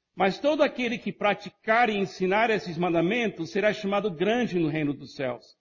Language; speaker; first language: Portuguese; non-native, fluent; English